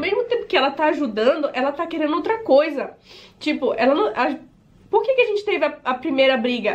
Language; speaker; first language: Portuguese; native; Portuguese